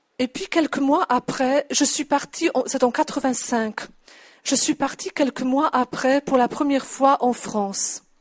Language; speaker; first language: French; non-native, fluent; Polish